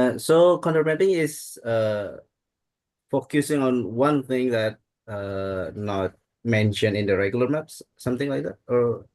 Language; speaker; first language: English; non-native, learner; Indonesian